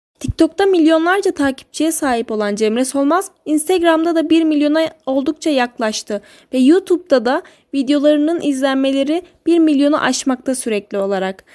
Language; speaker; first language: Turkish; native; Turkish